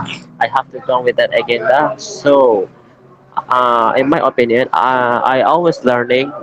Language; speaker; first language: English; non-native, learner; Indonesian